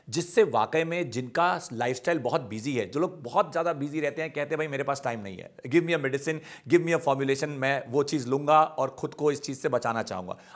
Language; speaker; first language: Hindi; native; Hindi